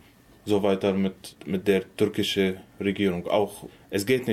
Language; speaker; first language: German; non-native, learner; Arabic